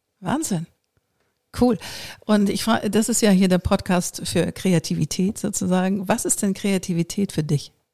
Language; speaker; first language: German; native; German